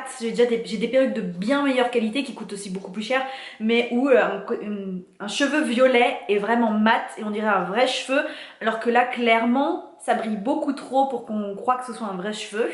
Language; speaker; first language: French; native; French